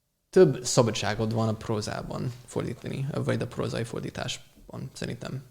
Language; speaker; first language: Hungarian; non-native, fluent; English